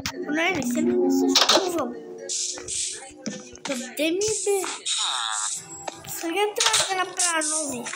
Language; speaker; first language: Bulgarian; early bilingual, heritage; Bulgarian